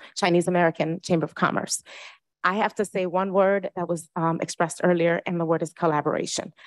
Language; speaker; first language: English; early bilingual, other home language; Spanish